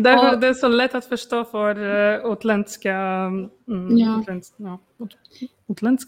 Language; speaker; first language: Swedish; non-native, learner; Polish